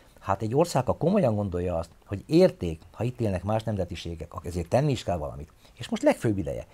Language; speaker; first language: Hungarian; native; Hungarian